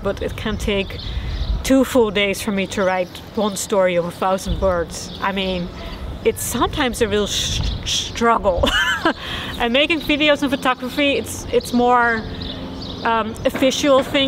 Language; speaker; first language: English; non-native, fluent; Dutch